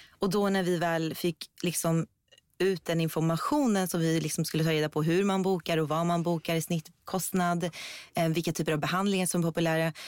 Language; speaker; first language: Swedish; early bilingual, other home language; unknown